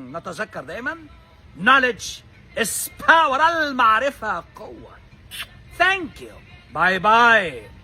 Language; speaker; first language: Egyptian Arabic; native; Egyptian Arabic